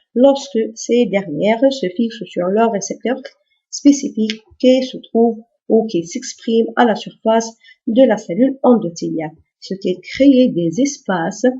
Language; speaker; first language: French; non-native, local second language; Arabic